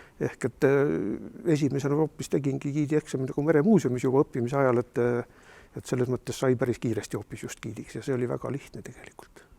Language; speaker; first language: Estonian; native; Estonian